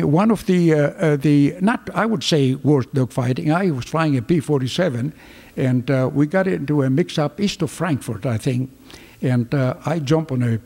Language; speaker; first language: English; non-native, fluent; Greek